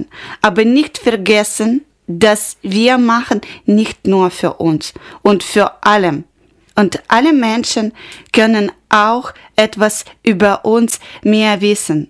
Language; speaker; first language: German; non-native, learner; Ukrainian